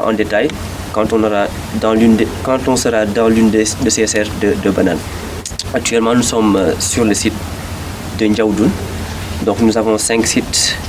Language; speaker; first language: French; non-native, local second language; Wolof